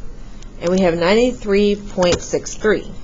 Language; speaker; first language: English; native; English